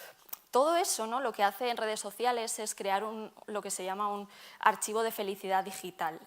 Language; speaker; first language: Spanish; native; Spanish